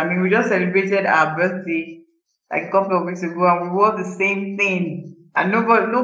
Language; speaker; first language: English; non-native, local second language; Yoruba